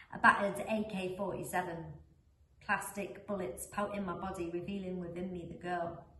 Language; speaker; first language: English; native; English